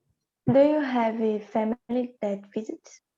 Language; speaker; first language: English; non-native, learner; Portuguese